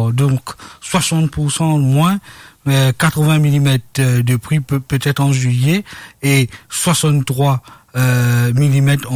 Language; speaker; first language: French; non-native, local second language; Morisyen